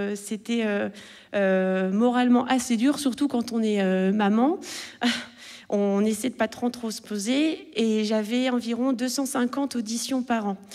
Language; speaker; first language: French; native; French